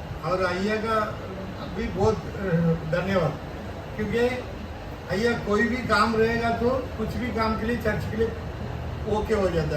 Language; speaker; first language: Hindi; non-native, local second language; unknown